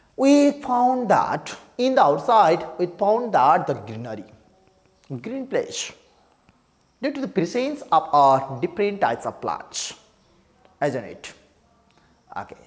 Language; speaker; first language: English; non-native, local second language; Nepali